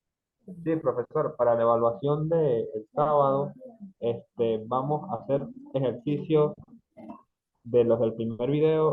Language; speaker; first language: Spanish; native; Spanish